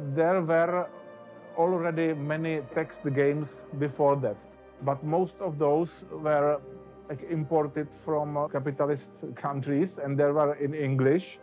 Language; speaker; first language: English; non-native, fluent; Czech